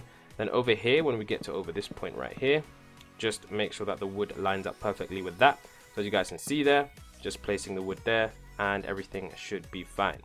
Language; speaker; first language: English; native; English